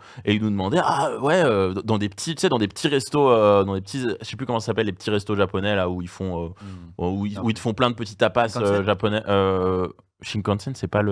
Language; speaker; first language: French; native; French